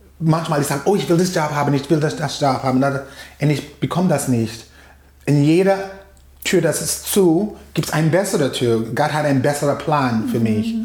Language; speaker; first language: German; non-native, fluent; English